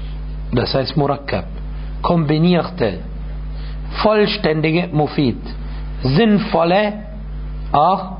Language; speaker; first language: German; non-native, fluent; Arabic